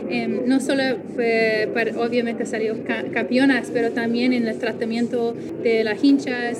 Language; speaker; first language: Spanish; non-native, learner; English